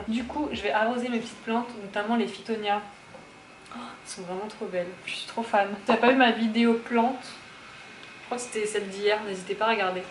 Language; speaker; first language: French; native; French